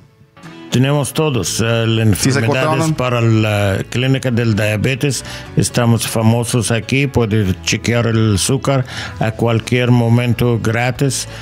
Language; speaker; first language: Spanish; non-native, learner; English